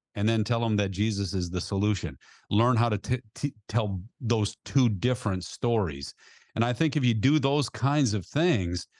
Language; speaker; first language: English; native; English